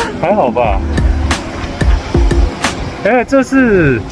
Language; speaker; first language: Chinese; non-native, learner; Korean